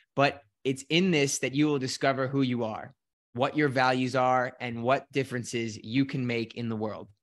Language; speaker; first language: English; native; English